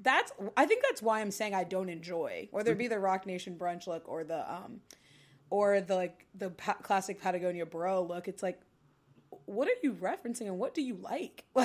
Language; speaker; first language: English; native; English